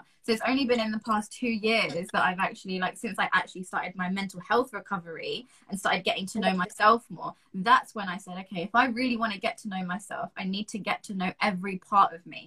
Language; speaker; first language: English; native; English